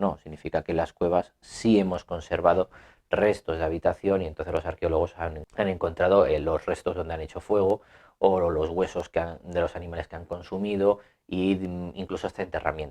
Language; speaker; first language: Spanish; native; Spanish